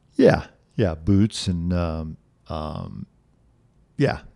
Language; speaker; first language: English; native; English